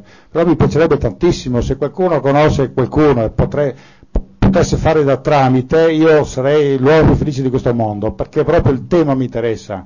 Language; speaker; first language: Italian; native; Italian